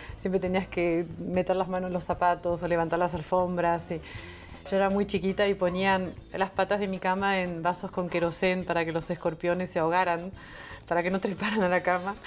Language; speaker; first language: Spanish; non-native, fluent; French